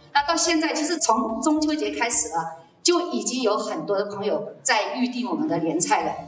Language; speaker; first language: Chinese; native; Chinese